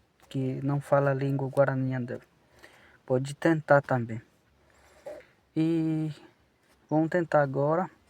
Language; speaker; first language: Portuguese; non-native, local second language; Guarani